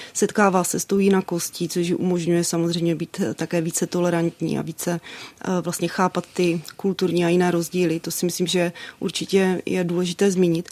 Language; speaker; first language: Czech; native; Czech